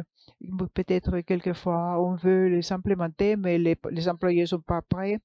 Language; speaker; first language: French; non-native, fluent; English